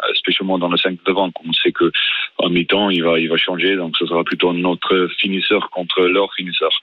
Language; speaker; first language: French; non-native, fluent; Afrikaans